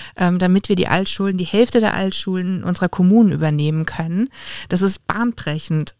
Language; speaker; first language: German; native; German